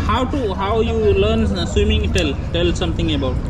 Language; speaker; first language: English; non-native, local second language; Hindi